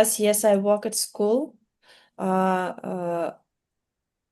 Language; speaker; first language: English; non-native, learner; Russian